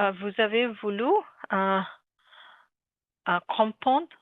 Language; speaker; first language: French; non-native, learner; Bangla